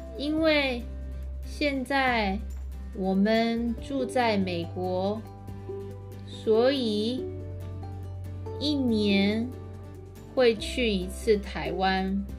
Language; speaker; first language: Chinese; early bilingual, heritage; Chinese